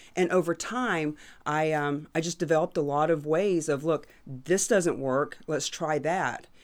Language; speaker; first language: English; native; English